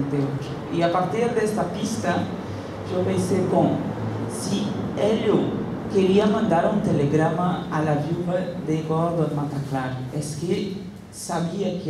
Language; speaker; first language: Spanish; non-native, fluent; Portuguese